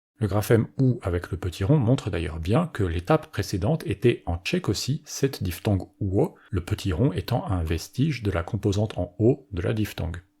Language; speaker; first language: French; native; French